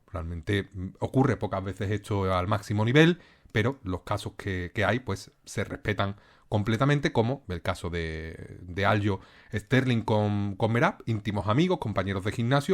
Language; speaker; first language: Spanish; native; Spanish